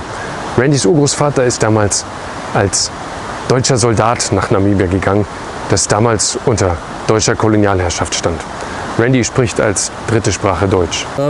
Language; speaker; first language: German; native; German